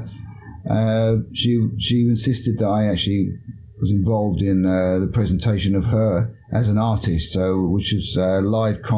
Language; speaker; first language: English; native; English